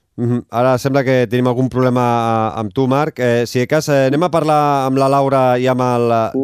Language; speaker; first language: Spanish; non-native, local second language; Catalan